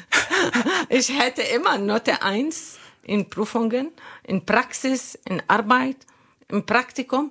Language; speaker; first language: German; non-native, learner; Arabic